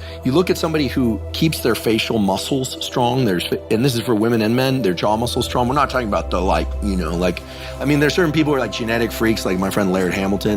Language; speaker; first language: English; native; English